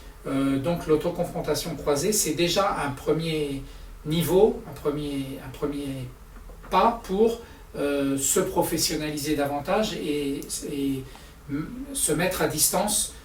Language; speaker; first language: French; native; French